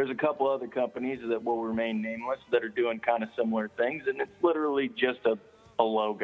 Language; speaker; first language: English; native; English